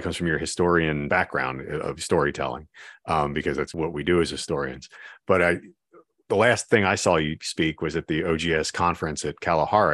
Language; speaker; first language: English; native; English